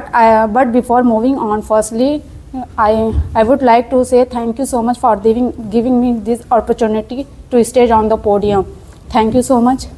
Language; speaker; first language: English; non-native, learner; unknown